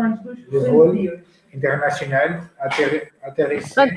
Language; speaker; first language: French; non-native, learner; Portuguese